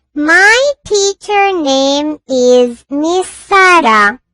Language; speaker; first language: English; non-native, learner; Urdu